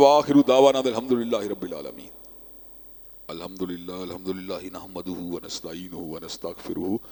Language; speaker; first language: Urdu; native; Urdu